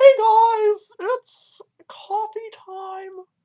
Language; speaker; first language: English; native; English